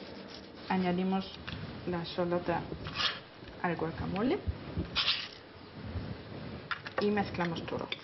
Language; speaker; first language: Spanish; non-native, fluent; German